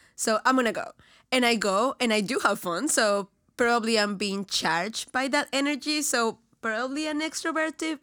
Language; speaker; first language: English; non-native, fluent; Spanish